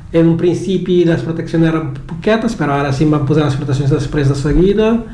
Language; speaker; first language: Catalan; non-native, fluent; Kabuverdianu